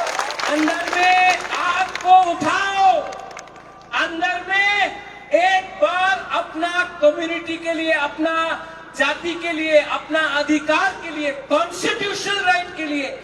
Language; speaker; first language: Hindi; non-native, local second language; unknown